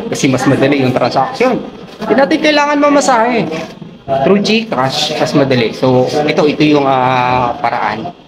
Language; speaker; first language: Filipino; non-native, local second language; Cebuano